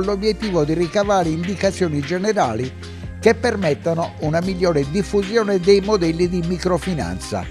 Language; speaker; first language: Italian; native; Italian